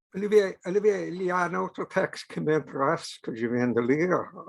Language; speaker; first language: French; non-native, fluent; English